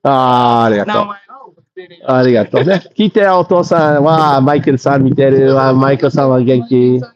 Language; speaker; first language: Japanese; non-native, learner; English